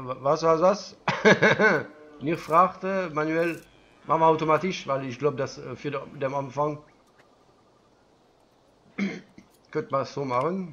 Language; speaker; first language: German; non-native, learner; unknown